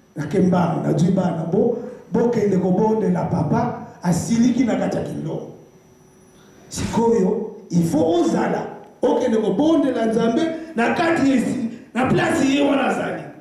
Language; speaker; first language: Lingala; non-native, local second language; Kongo